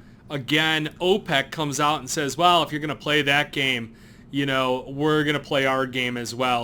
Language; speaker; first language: English; native; English